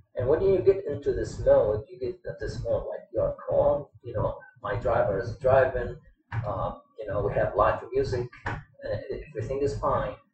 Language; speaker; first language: English; non-native, fluent; Arabic